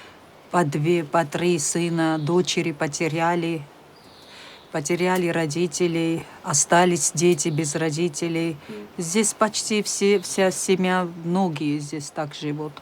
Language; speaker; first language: Russian; non-native, local second language; Chechen